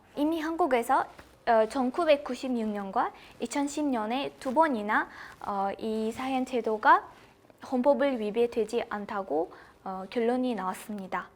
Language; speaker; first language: Korean; non-native, fluent; Kazakh